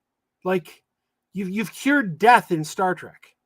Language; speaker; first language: English; native; English